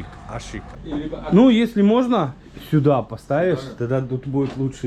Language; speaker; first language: Russian; native; Russian